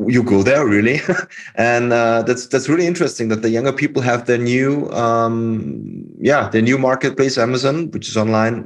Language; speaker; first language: English; non-native, fluent; German